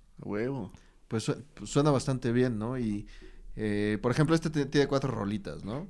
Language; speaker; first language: Spanish; native; Spanish